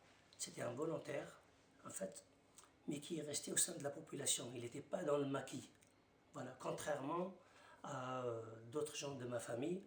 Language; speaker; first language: French; non-native, local second language; Arabic